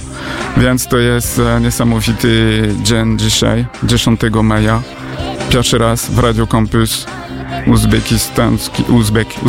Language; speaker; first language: Polish; non-native, learner; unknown